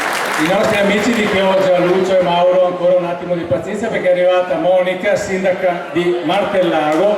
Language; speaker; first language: Italian; native; Italian